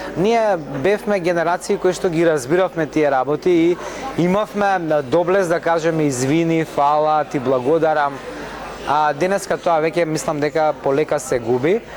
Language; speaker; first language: Macedonian; non-native, local second language; Romany